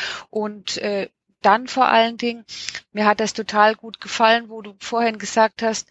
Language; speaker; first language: German; native; German